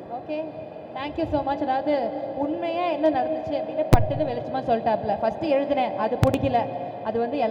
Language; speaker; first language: Tamil; native; Tamil